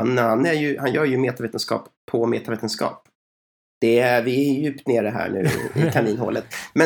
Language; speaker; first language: Swedish; native; Swedish